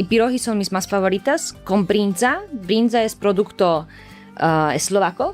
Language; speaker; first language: Spanish; non-native, fluent; Slovak